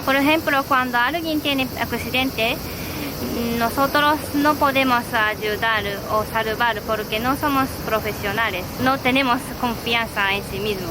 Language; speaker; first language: Spanish; non-native, fluent; Japanese